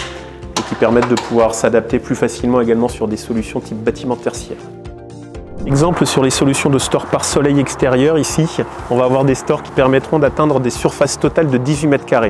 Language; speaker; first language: French; native; French